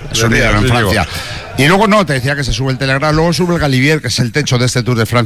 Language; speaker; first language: Spanish; native; Spanish